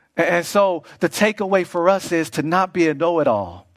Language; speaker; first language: English; native; English